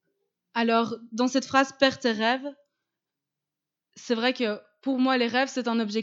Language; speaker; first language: French; native; French